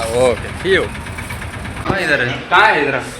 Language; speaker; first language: Hindi; non-native, local second language; Kannada